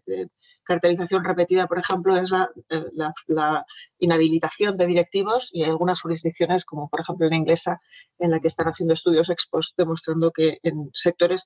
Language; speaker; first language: Spanish; native; Spanish